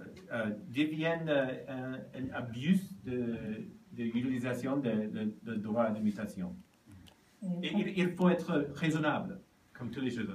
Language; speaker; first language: French; non-native, learner; Japanese